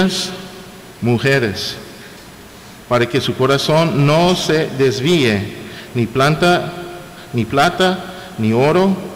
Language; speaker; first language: Spanish; non-native, fluent; English